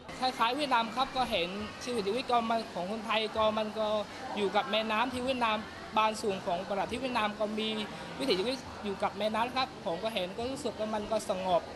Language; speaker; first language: Thai; non-native, learner; Vietnamese